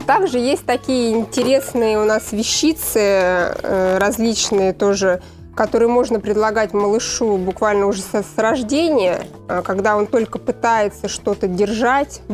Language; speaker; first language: Russian; native; Russian